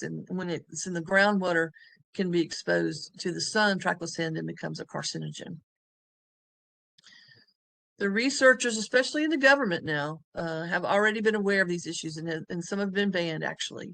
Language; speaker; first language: English; native; English